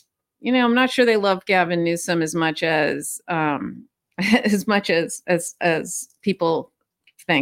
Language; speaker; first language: English; native; English